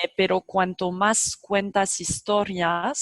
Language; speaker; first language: Spanish; non-native, fluent; French